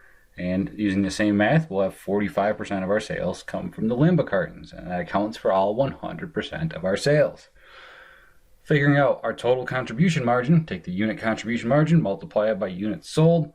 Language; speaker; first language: English; native; English